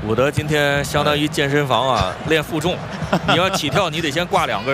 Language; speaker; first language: Chinese; native; Chinese